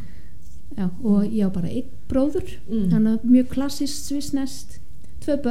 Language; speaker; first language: Icelandic; non-native, fluent; German